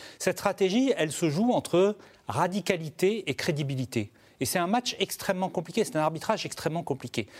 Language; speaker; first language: French; native; French